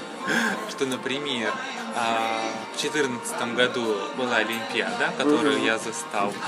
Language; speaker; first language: Russian; native; Russian